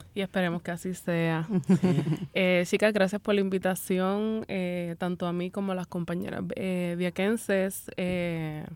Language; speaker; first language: Spanish; native; Spanish